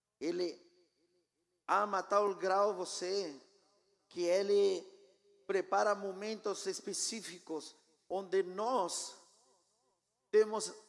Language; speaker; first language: Portuguese; non-native, fluent; Spanish